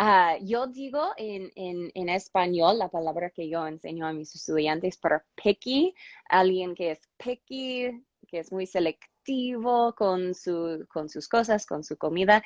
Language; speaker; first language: Spanish; non-native, fluent; English